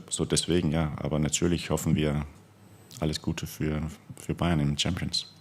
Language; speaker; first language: German; non-native, fluent; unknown